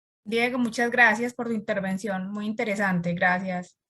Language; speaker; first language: Spanish; native; Spanish